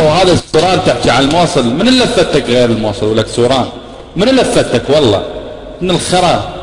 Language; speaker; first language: Arabic; native; Arabic